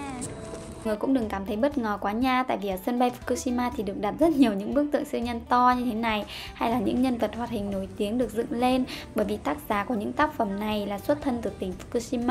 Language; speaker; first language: Vietnamese; native; Vietnamese